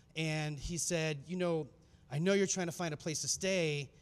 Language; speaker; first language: English; native; English